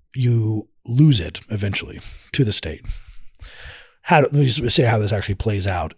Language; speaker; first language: English; native; English